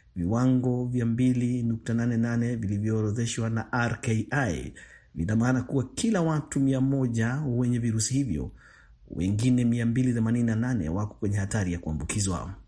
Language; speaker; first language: Swahili; non-native, local second language; Kikuyu